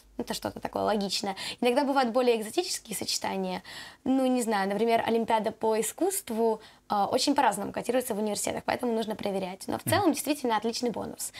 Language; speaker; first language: Russian; native; Russian